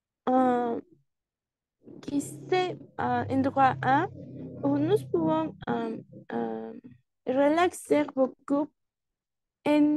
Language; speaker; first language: French; non-native, learner; Spanish